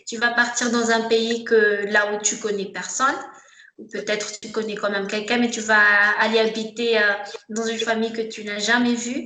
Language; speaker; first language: French; non-native, local second language; Malagasy